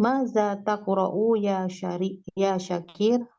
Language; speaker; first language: Arabic; non-native, learner; Indonesian